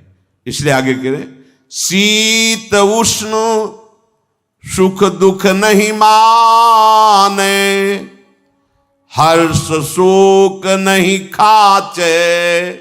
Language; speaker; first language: Hindi; native; Hindi